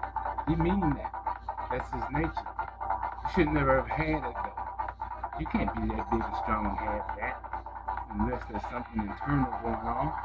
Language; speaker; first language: English; native; English